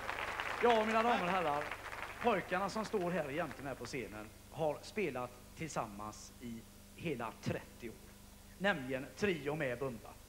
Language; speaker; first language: Swedish; native; Swedish